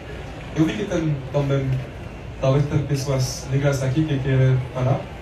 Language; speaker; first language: Portuguese; non-native, learner; French